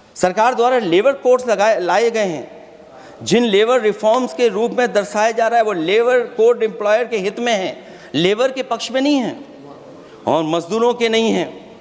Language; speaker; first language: Hindi; native; Hindi